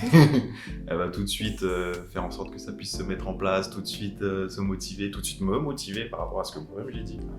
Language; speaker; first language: French; native; French